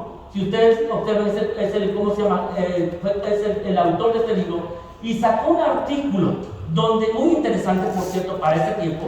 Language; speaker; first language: Spanish; native; Spanish